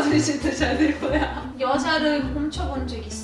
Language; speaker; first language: Korean; non-native, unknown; Russian